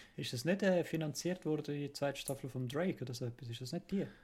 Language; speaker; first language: German; native; German